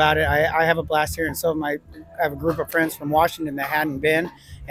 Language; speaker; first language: English; native; English